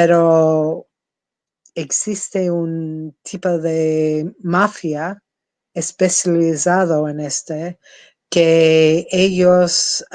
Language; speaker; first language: Spanish; non-native, fluent; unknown